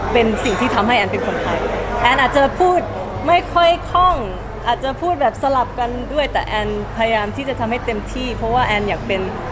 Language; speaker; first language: Thai; early bilingual, heritage; Thai